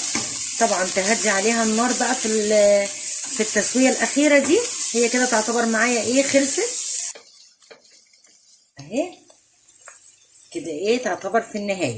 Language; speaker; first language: Arabic; native; Arabic